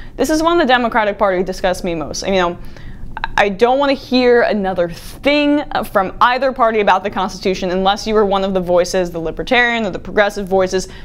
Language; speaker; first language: English; native; English